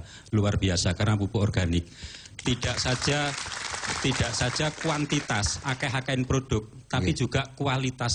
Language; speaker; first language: Indonesian; non-native, local second language; Javanese